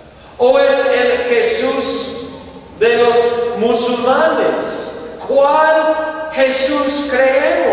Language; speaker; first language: Spanish; non-native, fluent; English